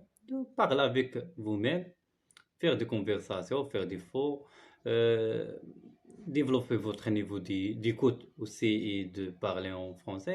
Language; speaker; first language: French; non-native, learner; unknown